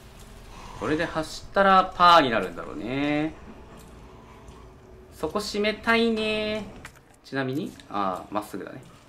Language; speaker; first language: Japanese; native; Japanese